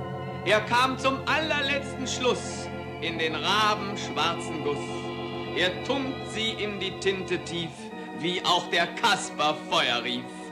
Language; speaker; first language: German; native; German